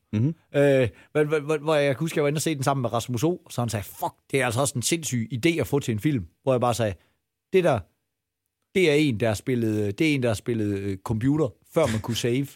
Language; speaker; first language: Danish; native; Danish